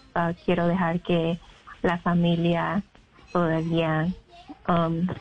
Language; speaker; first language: Spanish; early bilingual, heritage; Spanish